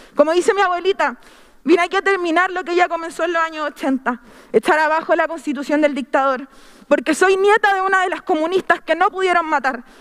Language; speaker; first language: Spanish; native; Spanish